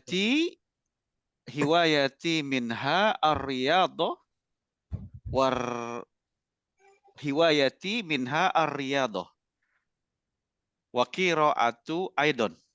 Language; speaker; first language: Arabic; non-native, learner; Indonesian